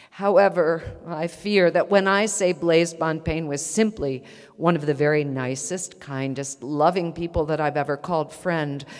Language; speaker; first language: English; native; English